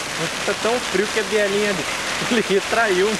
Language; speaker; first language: Portuguese; native; Portuguese